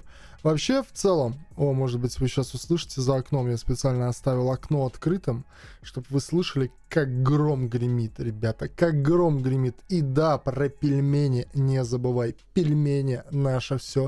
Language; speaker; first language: Russian; native; Russian